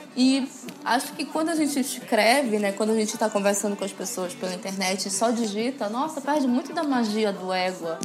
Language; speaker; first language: Portuguese; native; Portuguese